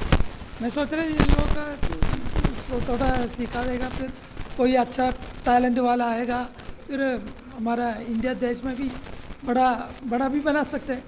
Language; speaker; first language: Hindi; non-native, learner; Malayalam